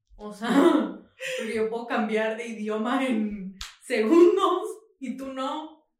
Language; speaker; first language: Spanish; native; Spanish